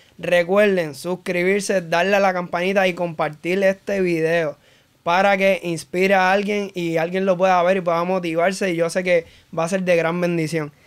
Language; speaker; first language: Spanish; native; Spanish